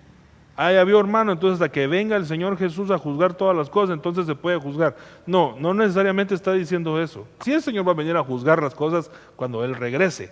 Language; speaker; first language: Spanish; native; Spanish